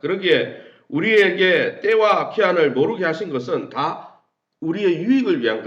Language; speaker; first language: Korean; native; Korean